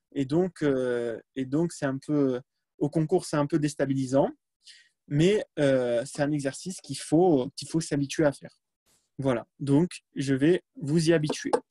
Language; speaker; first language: French; native; French